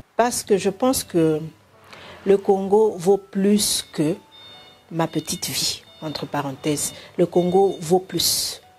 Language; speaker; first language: French; non-native, local second language; Bemba